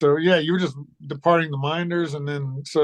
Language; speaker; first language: English; native; English